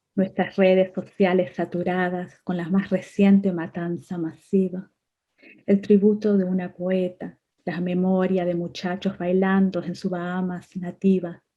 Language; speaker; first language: Spanish; native; Spanish